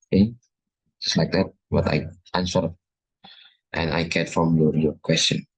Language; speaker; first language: English; non-native, learner; Indonesian